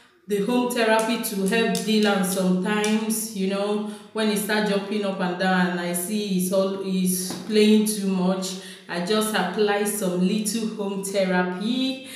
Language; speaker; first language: English; non-native, local second language; Igbo